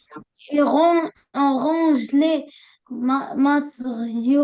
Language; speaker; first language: French; non-native, learner; Arabic